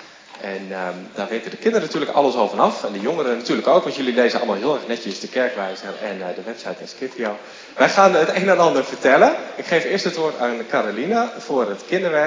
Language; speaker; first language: Dutch; native; Dutch